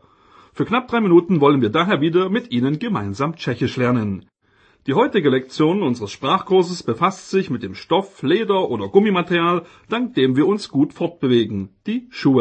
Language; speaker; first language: German; native; German